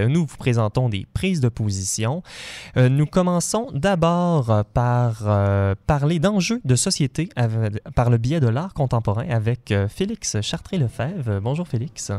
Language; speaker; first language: French; native; French